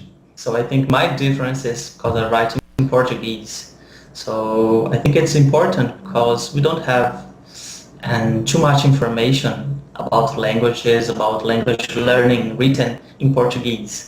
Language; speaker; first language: English; non-native, fluent; Portuguese